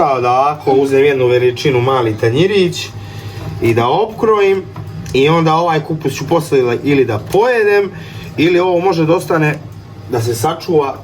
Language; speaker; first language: Croatian; native; Croatian